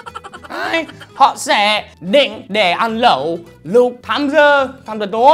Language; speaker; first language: Vietnamese; non-native, fluent; English